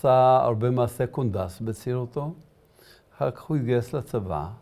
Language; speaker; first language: Hebrew; early bilingual, other home language; Arabic